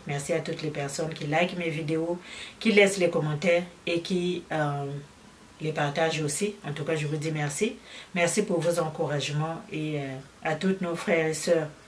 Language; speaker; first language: French; non-native, local second language; Lingala